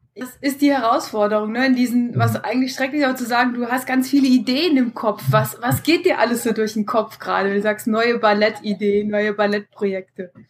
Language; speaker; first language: German; native; German